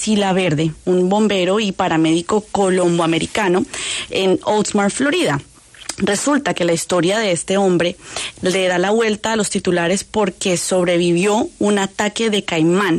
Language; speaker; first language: Spanish; native; Spanish